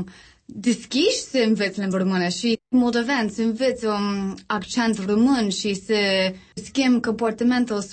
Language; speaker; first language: Romanian; non-native, learner; English